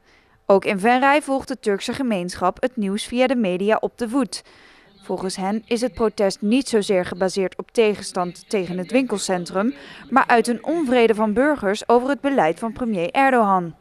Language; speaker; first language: Dutch; native; Dutch